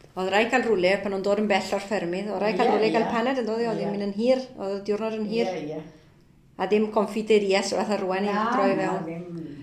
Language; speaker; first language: Welsh; early bilingual, heritage; Welsh